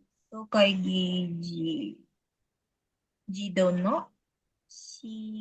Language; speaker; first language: Japanese; non-native, learner; Indonesian